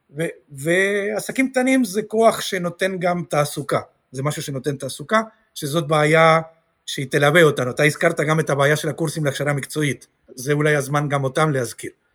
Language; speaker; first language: Hebrew; non-native, fluent; Spanish